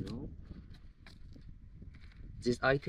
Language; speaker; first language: English; non-native, learner; Arabic